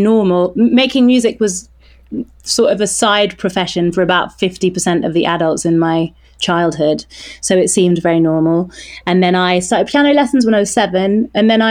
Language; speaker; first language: English; non-native, local second language; French